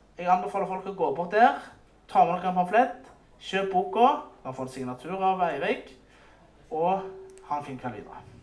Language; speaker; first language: Norwegian; native; Norwegian